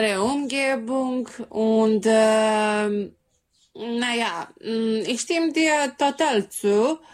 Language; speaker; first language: German; non-native, learner; Serbian